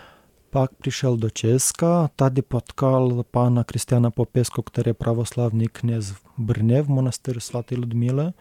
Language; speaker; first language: Czech; non-native, learner; Romanian